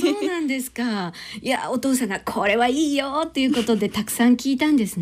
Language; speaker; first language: Japanese; native; Japanese